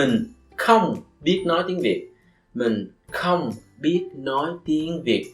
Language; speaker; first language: Vietnamese; non-native, fluent; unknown